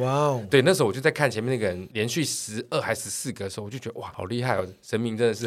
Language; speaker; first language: Chinese; native; Chinese